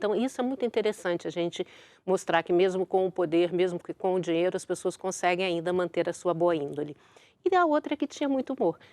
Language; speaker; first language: Portuguese; native; Portuguese